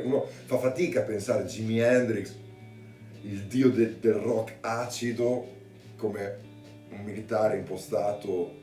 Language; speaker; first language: Italian; native; Italian